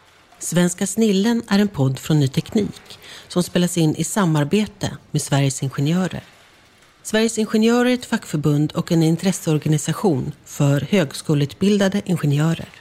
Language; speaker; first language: Swedish; native; Swedish